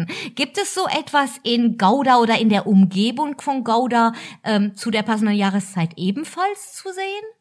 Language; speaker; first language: German; native; German